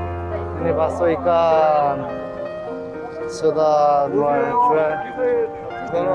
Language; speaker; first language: Indonesian; non-native, fluent; Korean